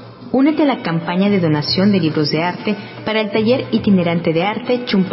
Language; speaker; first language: Spanish; native; Spanish